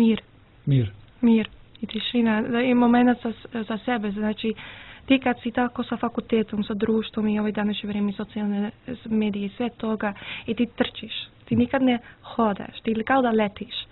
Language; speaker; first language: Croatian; early bilingual, heritage; Serbian